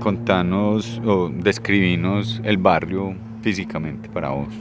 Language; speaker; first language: Spanish; native; Spanish